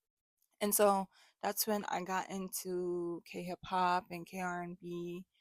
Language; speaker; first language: English; native; English